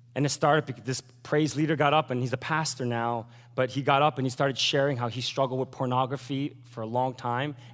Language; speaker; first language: English; early bilingual, other home language; Korean